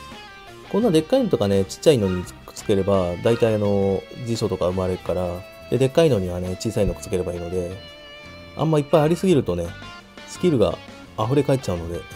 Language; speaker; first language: Japanese; native; Japanese